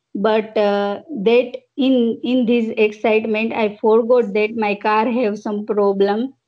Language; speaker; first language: English; non-native, local second language; Gujarati